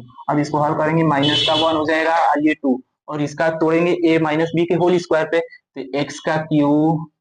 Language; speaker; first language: Hindi; native; Hindi